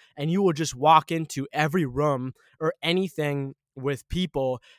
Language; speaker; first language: English; early bilingual, other home language; Arabic